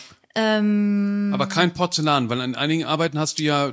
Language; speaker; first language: German; native; German